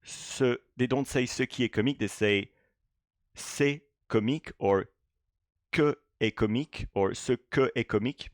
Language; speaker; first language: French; non-native, fluent; English